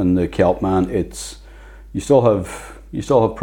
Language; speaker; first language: English; native; English